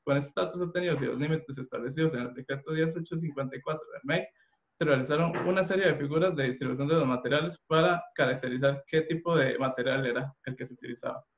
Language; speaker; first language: Spanish; native; Spanish